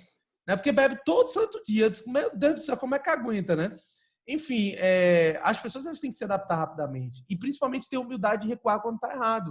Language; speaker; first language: Portuguese; native; Portuguese